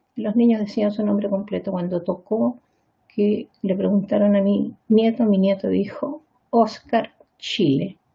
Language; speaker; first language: Spanish; native; Spanish